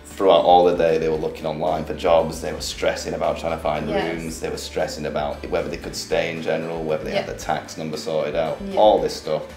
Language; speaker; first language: English; native; English